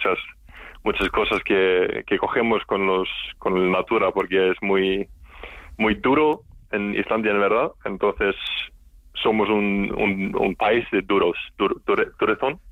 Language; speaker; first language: Spanish; non-native, learner; Icelandic